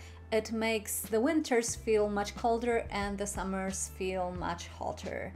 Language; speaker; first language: English; non-native, fluent; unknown